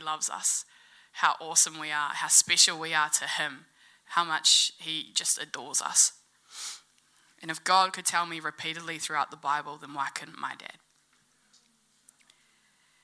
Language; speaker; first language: English; native; English